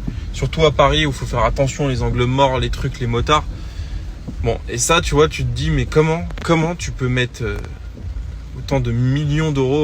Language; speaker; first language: French; native; French